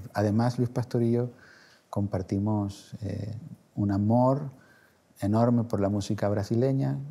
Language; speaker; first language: Spanish; native; Spanish